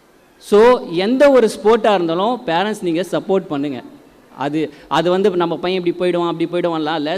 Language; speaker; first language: Tamil; native; Tamil